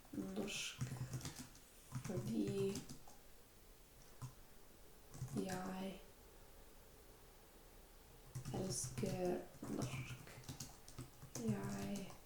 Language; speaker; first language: Norwegian; non-native, learner; English